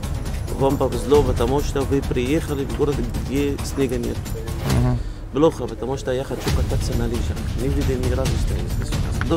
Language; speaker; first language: Russian; non-native, learner; Arabic